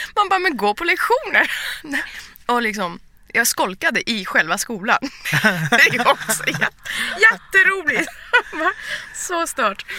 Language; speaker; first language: Swedish; early bilingual, other home language; Persian